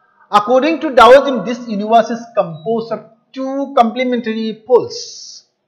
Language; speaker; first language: English; non-native, local second language; Hindi